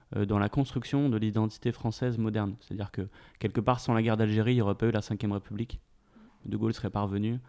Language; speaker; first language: French; native; French